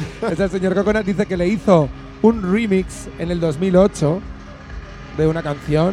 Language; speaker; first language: Spanish; native; Spanish